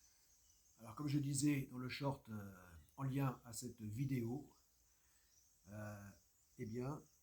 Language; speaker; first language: French; native; French